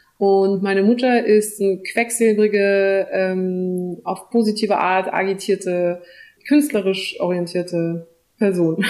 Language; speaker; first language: German; early bilingual, other home language; French